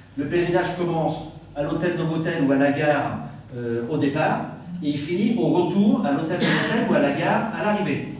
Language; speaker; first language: French; native; French